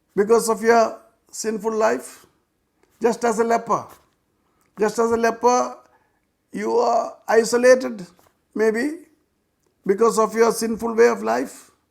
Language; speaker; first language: English; non-native, local second language; Malayalam